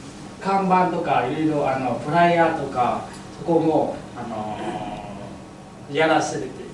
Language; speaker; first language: Japanese; non-native, learner; Vietnamese